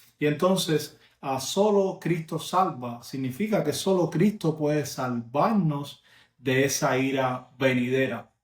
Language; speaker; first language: Spanish; native; Spanish